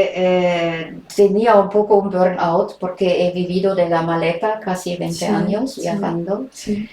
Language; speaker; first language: Spanish; non-native, fluent; German